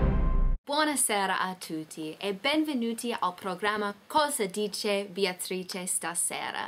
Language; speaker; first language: Italian; non-native, learner; English